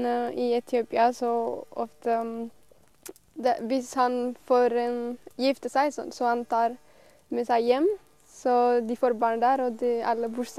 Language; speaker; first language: Norwegian; non-native, fluent; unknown